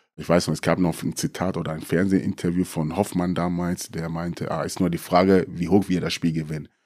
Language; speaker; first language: German; early bilingual, other home language; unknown